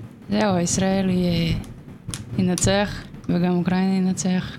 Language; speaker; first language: Hebrew; non-native, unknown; Ukrainian